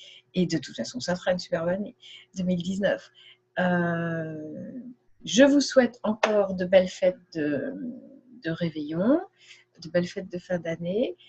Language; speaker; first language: French; native; French